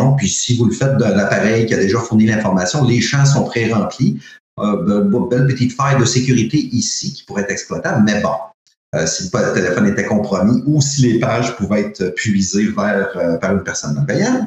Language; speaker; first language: French; native; French